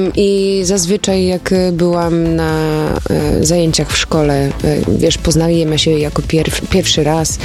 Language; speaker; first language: Polish; early bilingual, heritage; Polish